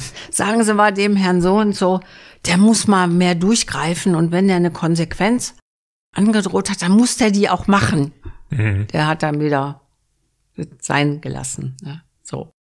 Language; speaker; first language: German; native; German